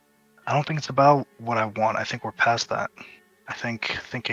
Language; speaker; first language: English; native; English